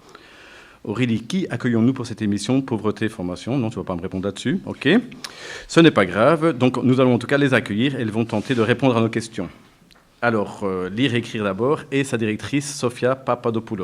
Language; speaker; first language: French; native; French